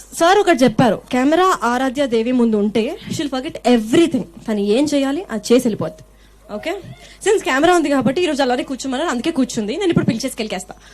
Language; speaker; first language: Telugu; native; Telugu